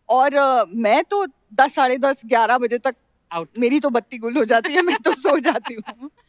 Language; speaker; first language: Hindi; non-native, local second language; Marathi